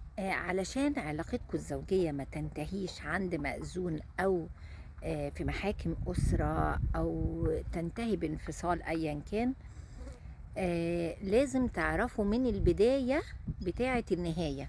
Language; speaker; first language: Arabic; native; Arabic